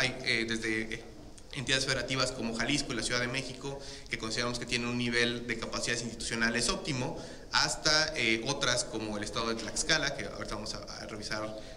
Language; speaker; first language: Spanish; native; Spanish